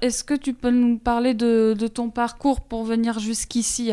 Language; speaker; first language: French; native; French